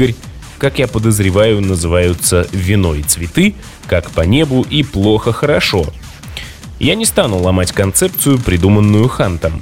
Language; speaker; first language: Russian; native; Russian